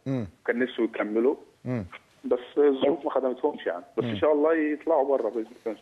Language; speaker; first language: Arabic; native; Arabic